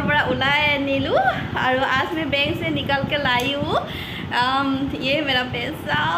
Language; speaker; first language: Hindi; non-native, local second language; Assamese